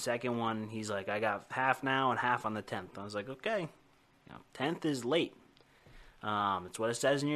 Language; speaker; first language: English; native; English